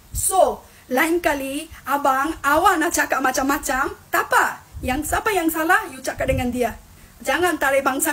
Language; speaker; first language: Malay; non-native, fluent; Bangla